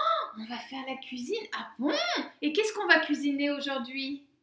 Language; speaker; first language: French; native; French